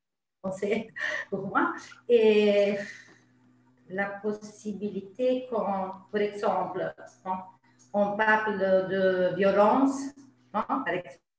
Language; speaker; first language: French; non-native, fluent; Italian